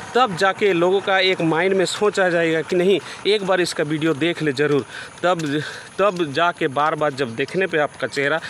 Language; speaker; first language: Hindi; non-native, local second language; Bangla